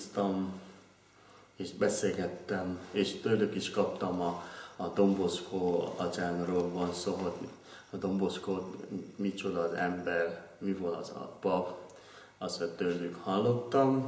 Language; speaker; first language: Hungarian; non-native, learner; Vietnamese